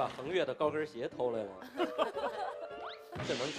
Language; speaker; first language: Chinese; native; Chinese